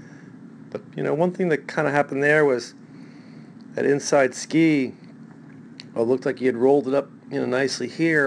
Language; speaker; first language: English; native; English